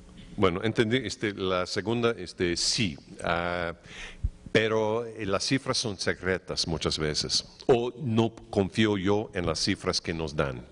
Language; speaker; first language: Spanish; non-native, fluent; English